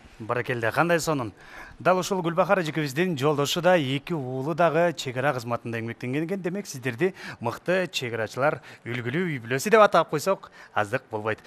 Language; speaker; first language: Kyrgyz; native; Kyrgyz